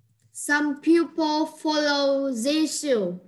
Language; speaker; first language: English; non-native, learner; Vietnamese